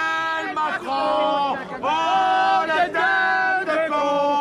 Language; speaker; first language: French; native; French